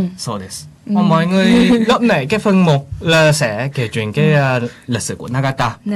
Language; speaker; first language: Vietnamese; early bilingual, heritage; Vietnamese